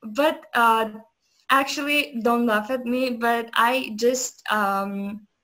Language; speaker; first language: English; non-native, learner; Azerbaijani